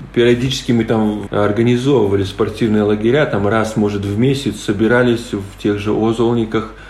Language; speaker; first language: Russian; non-native, local second language; Polish